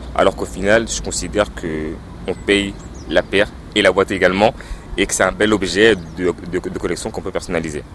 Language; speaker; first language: French; native; French